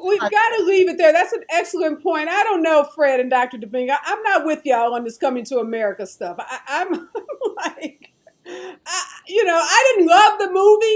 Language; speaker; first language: English; native; English